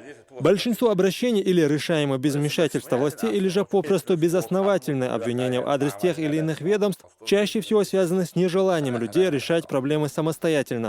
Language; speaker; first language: Russian; native; Russian